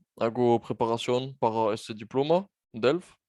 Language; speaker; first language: Spanish; non-native, fluent; French